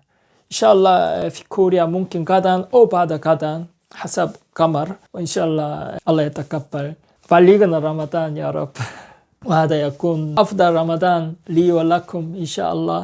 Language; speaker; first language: Arabic; non-native, learner; Korean